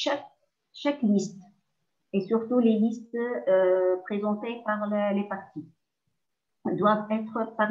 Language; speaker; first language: French; non-native, local second language; Arabic